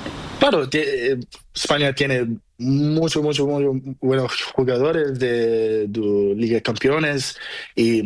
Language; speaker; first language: Spanish; non-native, learner; Portuguese